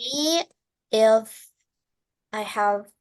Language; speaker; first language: English; non-native, learner; Indonesian